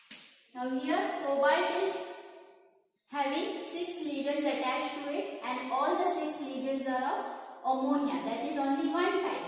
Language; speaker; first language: English; non-native, local second language; Marathi